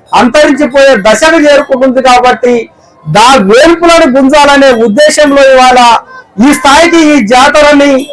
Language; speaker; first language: Telugu; non-native, local second language; Koya